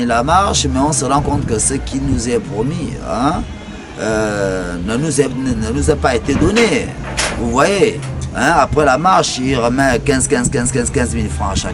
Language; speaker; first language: French; non-native, local second language; Fang